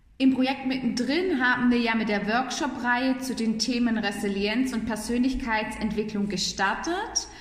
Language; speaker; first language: German; native; German